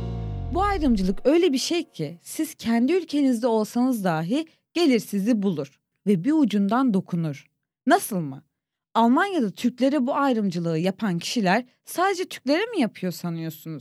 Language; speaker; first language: Turkish; native; Turkish